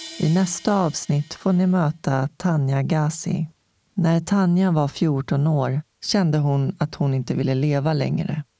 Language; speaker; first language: Swedish; native; Swedish